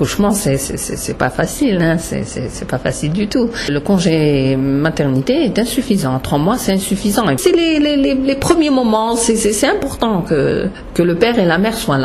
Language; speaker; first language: French; non-native, local second language; Arabic